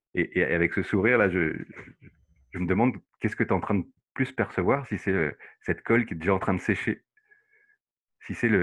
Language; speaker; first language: French; native; French